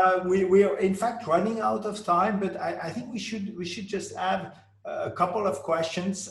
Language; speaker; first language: English; non-native, fluent; French